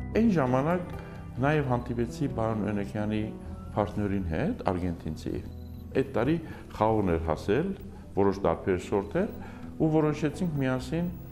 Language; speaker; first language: Armenian; early bilingual, heritage; Armenian